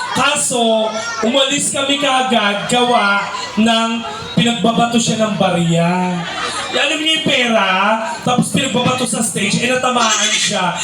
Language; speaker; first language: Filipino; native; Filipino